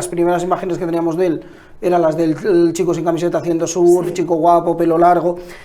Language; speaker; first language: Spanish; native; Spanish